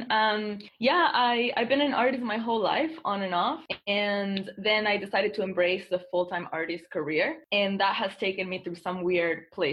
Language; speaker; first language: English; non-native, fluent; Spanish